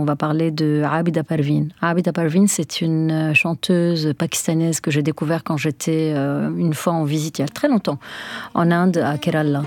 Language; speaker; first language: French; non-native, local second language; Arabic